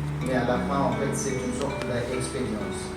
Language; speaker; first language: French; non-native, learner; Hindi